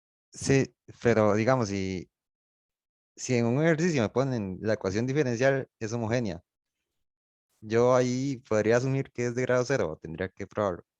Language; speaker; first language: Spanish; native; Spanish